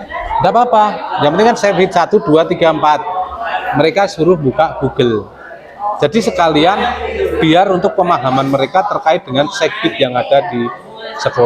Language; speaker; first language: Indonesian; native; Indonesian